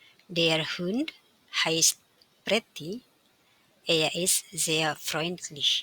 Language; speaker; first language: German; non-native, fluent; Indonesian